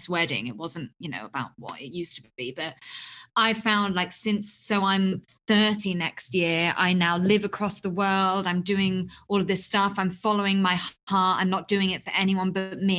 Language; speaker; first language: English; native; English